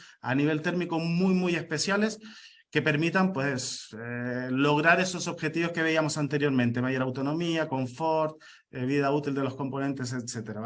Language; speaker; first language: Spanish; native; Spanish